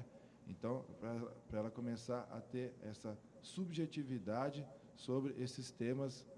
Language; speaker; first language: Portuguese; native; Portuguese